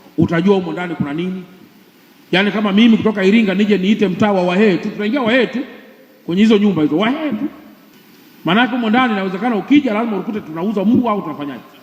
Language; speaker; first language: Swahili; native; Swahili